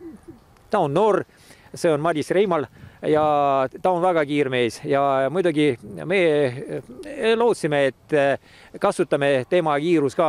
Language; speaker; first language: Estonian; non-native, local second language; Russian